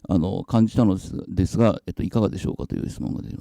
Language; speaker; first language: Japanese; native; Japanese